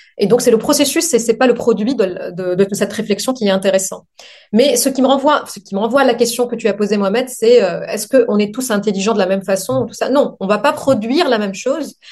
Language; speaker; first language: French; non-native, local second language; Arabic